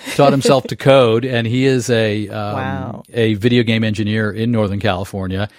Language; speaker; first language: English; native; English